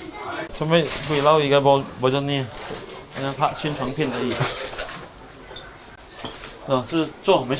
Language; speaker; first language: Chinese; native; Chinese